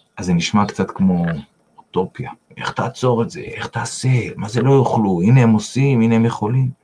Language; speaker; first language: Hebrew; non-native, fluent; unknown